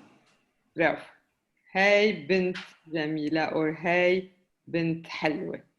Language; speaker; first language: Arabic; native; Arabic